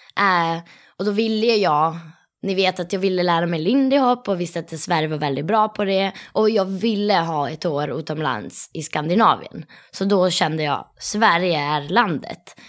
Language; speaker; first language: Swedish; non-native, fluent; Italian